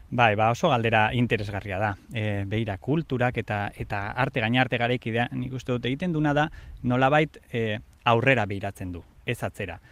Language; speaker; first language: Basque; native; Basque